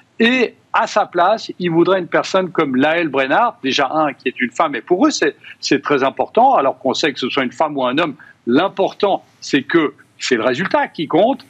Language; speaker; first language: French; native; French